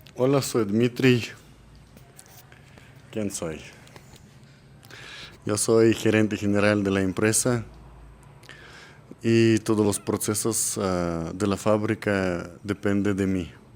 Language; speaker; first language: Spanish; non-native, learner; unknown